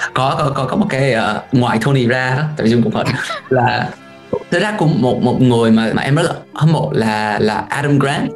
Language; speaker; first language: Vietnamese; non-native, fluent; English